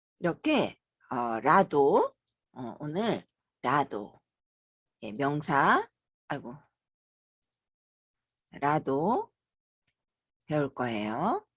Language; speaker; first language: Korean; native; Korean